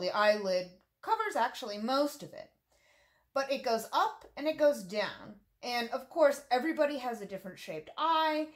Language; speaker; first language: English; native; English